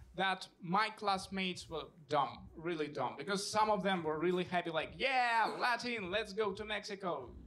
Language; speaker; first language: English; non-native, fluent; Russian